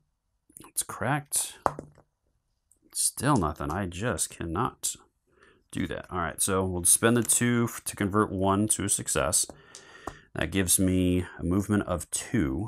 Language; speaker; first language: English; native; English